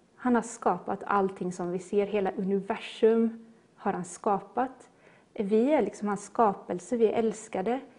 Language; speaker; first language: Swedish; native; Swedish